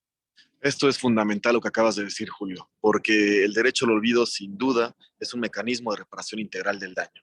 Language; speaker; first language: Spanish; native; Spanish